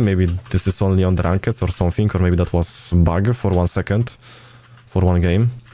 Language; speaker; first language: English; non-native, learner; Polish